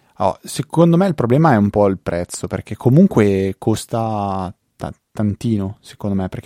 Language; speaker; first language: Italian; native; Italian